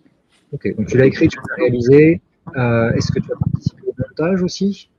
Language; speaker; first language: French; native; French